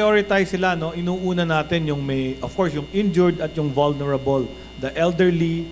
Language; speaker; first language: Filipino; native; Filipino